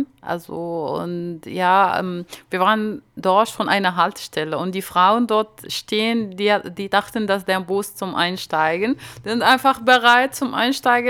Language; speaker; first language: German; non-native, fluent; Arabic